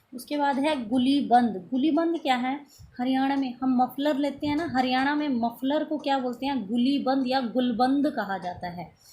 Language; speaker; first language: Hindi; native; Hindi